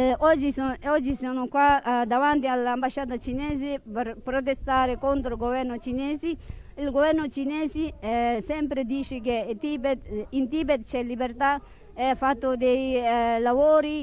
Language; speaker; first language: Italian; non-native, fluent; Tibetan